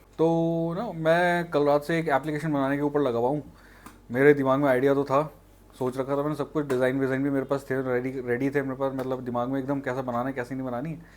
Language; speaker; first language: Hindi; native; Hindi